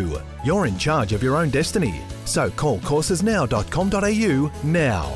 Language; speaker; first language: English; native; English